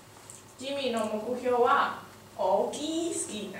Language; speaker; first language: Japanese; non-native, learner; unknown